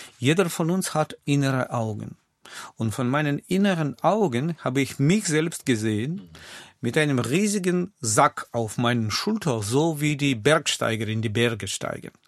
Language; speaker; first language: German; non-native, fluent; Russian